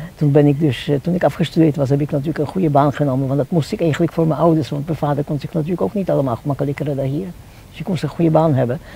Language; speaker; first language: Dutch; non-native, fluent; Czech